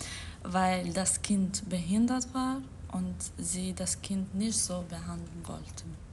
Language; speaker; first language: German; non-native, learner; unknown